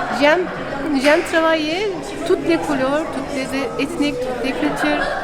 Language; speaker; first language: French; non-native, learner; Turkish